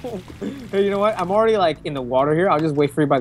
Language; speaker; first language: English; native; English